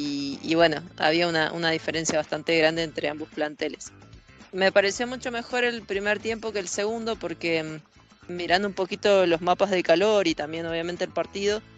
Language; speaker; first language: Spanish; native; Spanish